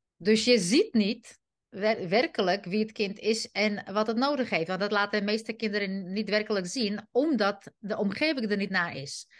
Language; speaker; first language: Dutch; non-native, fluent; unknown